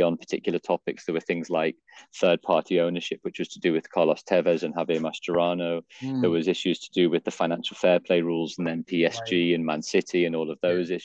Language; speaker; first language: English; native; English